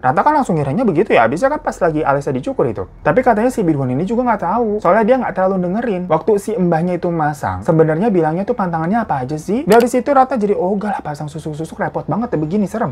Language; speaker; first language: Indonesian; native; Indonesian